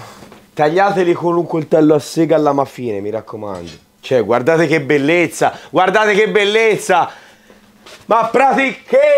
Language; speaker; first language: Italian; native; Italian